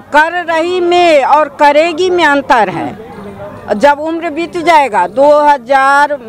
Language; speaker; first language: Hindi; native; Hindi